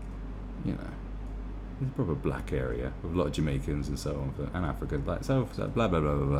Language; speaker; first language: English; native; English